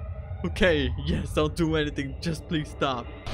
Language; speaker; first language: English; native; English